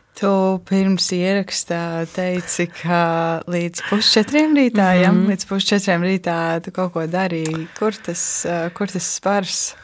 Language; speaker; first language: Latvian; native; Latvian